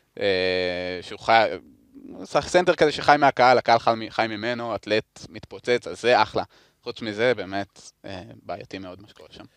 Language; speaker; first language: Hebrew; native; Hebrew